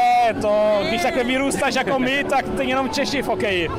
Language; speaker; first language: Czech; early bilingual, heritage; Czech